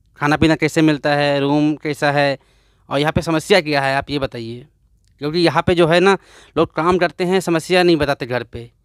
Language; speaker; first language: Hindi; native; Hindi